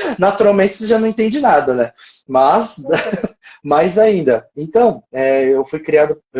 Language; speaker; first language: Portuguese; early bilingual, other home language; Japanese